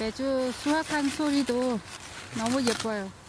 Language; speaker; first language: Korean; non-native, learner; Vietnamese